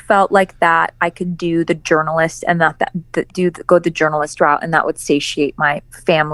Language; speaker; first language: English; early bilingual, other home language; Persian